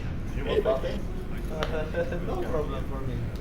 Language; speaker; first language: English; non-native, learner; Polish